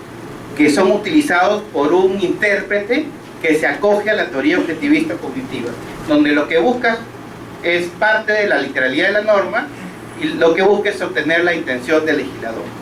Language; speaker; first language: Spanish; native; Spanish